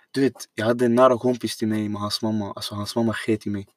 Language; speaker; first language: Swedish; non-native, fluent; Arabic